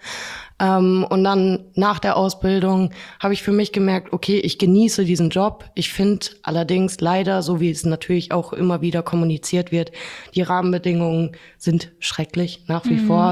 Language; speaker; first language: German; native; German